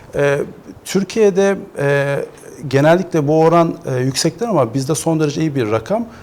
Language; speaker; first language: Turkish; native; Turkish